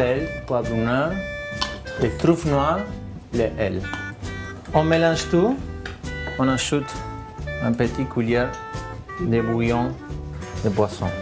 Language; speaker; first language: French; non-native, fluent; Spanish